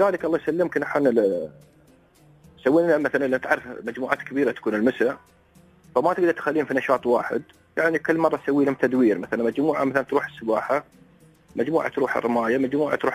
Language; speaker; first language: Arabic; native; Arabic